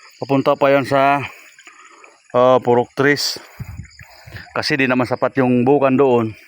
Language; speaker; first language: Filipino; non-native, local second language; Bikol